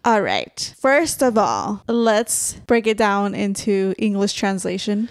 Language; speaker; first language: English; early bilingual, other home language; Spanish